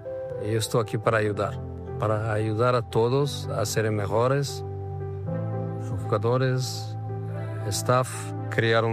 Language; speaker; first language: Spanish; non-native, fluent; Portuguese